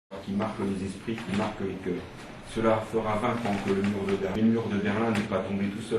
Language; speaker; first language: French; native; French